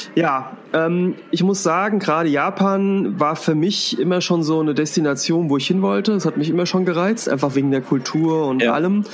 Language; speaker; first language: German; native; German